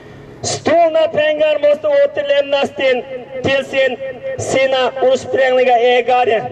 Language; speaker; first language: Swedish; non-native, learner; Uyghur